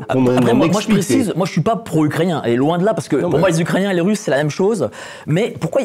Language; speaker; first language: French; non-native, fluent; Polish